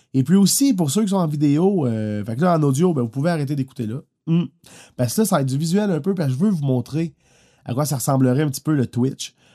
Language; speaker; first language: French; native; French